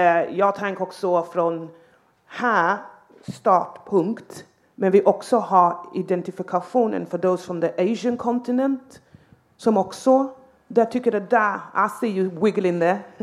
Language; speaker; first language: Swedish; non-native, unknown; English